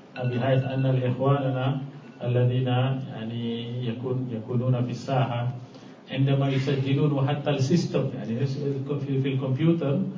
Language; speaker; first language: Arabic; non-native, fluent; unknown